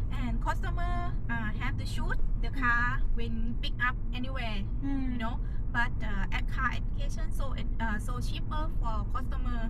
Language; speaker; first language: English; non-native, learner; Thai